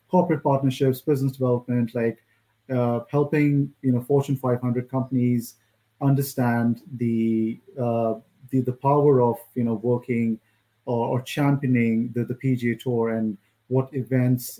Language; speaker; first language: English; non-native, local second language; Hindi